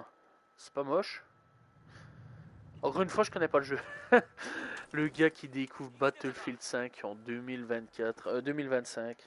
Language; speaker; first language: French; native; French